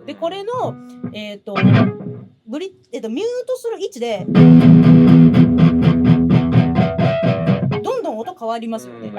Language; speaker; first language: Japanese; native; Japanese